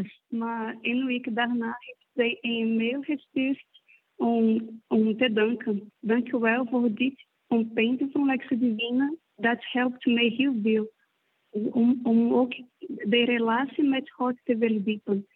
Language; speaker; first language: Dutch; non-native, learner; Portuguese